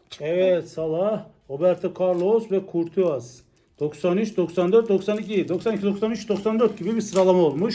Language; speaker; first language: Turkish; native; Turkish